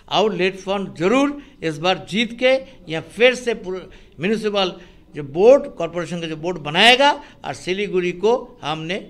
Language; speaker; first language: Hindi; non-native, local second language; Bangla